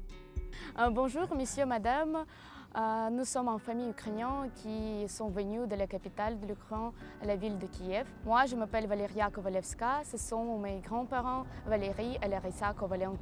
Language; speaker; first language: French; non-native, learner; Ukrainian